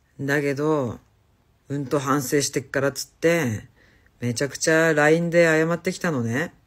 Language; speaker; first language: Japanese; native; Japanese